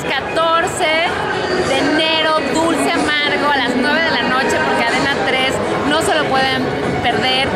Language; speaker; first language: Spanish; native; Spanish